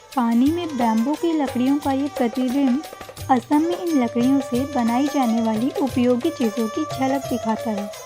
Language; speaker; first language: Hindi; native; Hindi